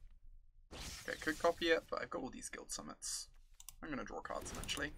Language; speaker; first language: English; native; English